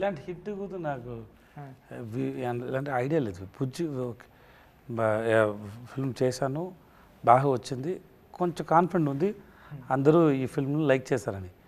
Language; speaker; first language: Telugu; non-native, learner; Tamil